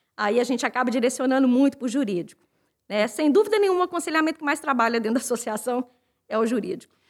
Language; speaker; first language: Portuguese; native; Portuguese